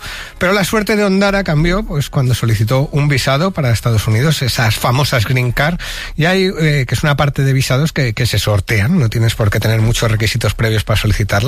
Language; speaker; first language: Spanish; native; Spanish